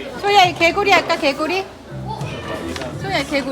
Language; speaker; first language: Korean; native; Korean